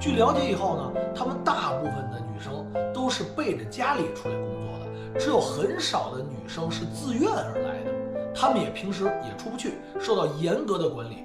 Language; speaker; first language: Chinese; native; Chinese